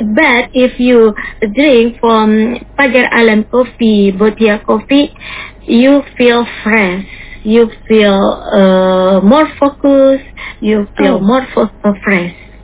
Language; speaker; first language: English; non-native, learner; Indonesian